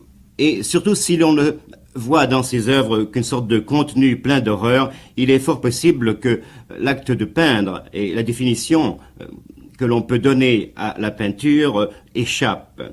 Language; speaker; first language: French; native; French